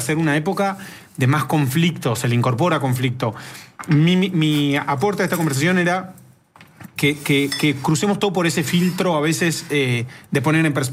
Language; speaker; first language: Spanish; native; Spanish